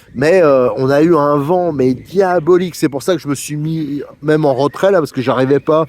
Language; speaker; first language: French; native; French